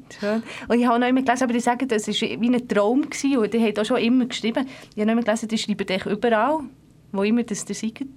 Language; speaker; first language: German; native; German